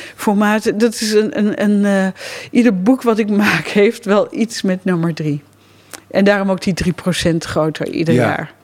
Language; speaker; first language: Dutch; native; Dutch